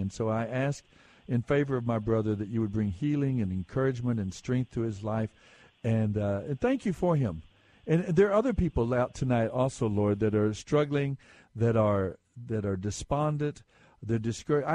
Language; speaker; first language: English; native; English